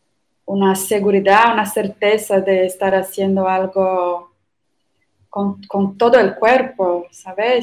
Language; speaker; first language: Spanish; non-native, fluent; Portuguese